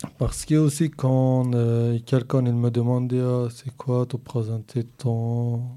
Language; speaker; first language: French; non-native, learner; Kurdish